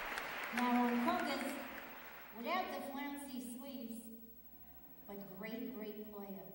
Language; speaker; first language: English; native; English